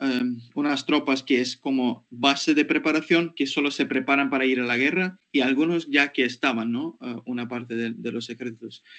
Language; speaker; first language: Spanish; non-native, fluent; Ukrainian